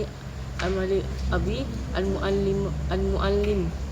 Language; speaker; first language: Arabic; non-native, learner; Malay